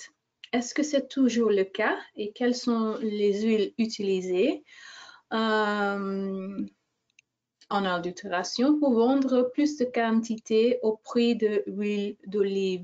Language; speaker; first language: French; non-native, fluent; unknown